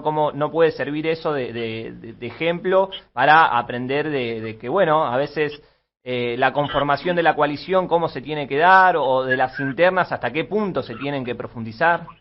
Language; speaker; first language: Spanish; native; Spanish